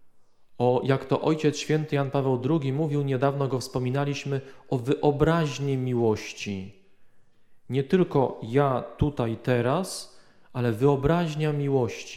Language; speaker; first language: Polish; native; Polish